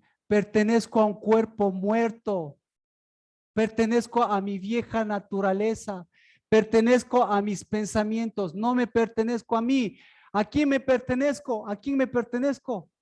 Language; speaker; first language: Spanish; native; Spanish